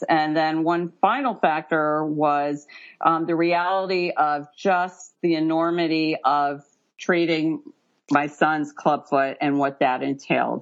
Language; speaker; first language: English; native; English